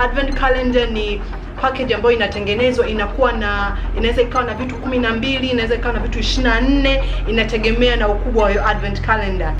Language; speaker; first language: Swahili; native; Swahili